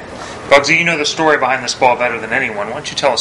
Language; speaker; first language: English; native; English